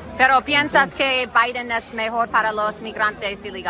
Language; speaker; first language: Spanish; non-native, learner; English